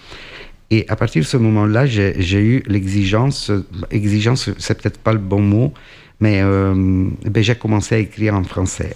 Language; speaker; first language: French; non-native, fluent; Italian